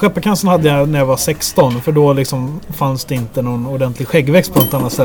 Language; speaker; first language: Swedish; native; Swedish